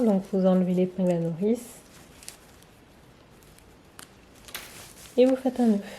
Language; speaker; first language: French; native; French